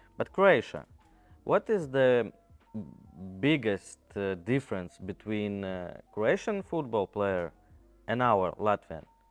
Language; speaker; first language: English; non-native, learner; Latvian